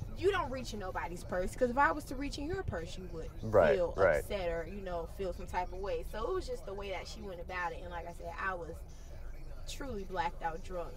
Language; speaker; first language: English; native; English